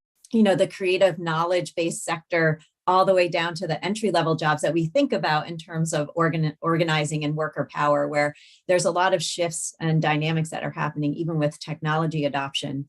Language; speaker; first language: English; native; English